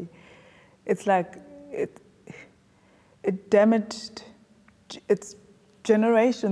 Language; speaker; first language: English; non-native, local second language; Zulu